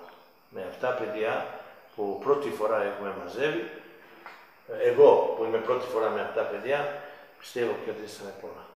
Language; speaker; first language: Greek; non-native, fluent; Serbian